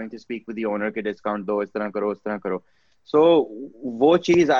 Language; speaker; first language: English; non-native, local second language; Urdu